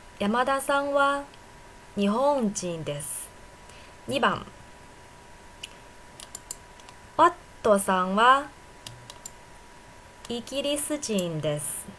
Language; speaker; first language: Japanese; non-native, fluent; Chinese